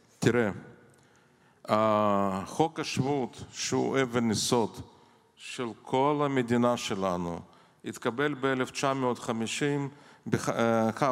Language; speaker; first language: Hebrew; non-native, fluent; Russian